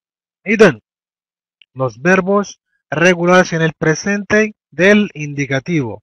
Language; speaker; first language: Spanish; non-native, fluent; Arabic